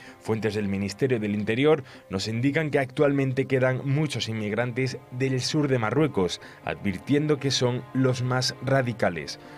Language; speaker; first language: Spanish; native; Spanish